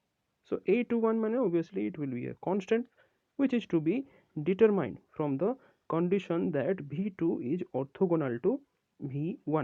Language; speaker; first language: English; non-native, local second language; Odia